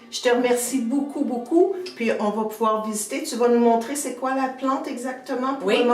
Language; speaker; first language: French; native; French